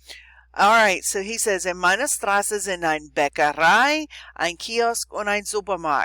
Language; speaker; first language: German; non-native, fluent; English